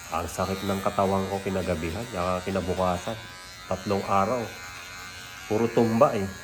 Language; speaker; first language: Filipino; non-native, local second language; Iloko